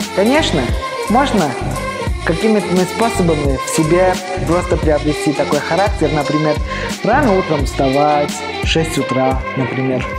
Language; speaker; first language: Russian; non-native, learner; Armenian